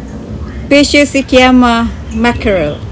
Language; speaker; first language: Italian; non-native, learner; Cebuano